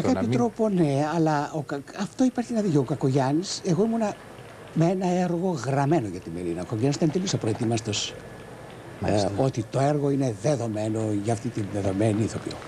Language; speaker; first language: Greek; native; Greek